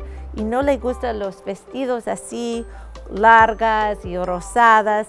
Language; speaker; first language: Spanish; non-native, fluent; English